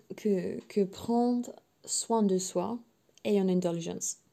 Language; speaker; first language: French; non-native, fluent; English